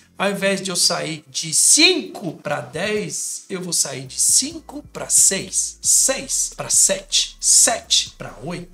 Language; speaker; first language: Portuguese; native; Portuguese